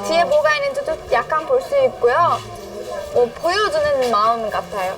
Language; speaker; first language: Korean; non-native, fluent; Persian